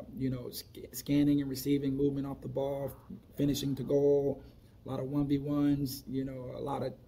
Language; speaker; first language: English; native; English